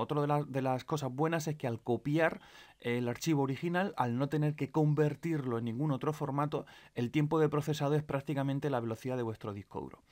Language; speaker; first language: Spanish; native; Spanish